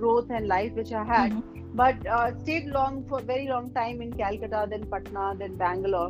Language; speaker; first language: English; non-native, local second language; Hindi